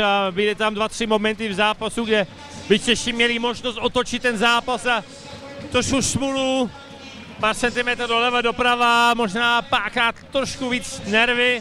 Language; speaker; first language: Czech; early bilingual, heritage; Czech